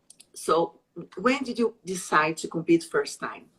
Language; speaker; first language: English; non-native, learner; Portuguese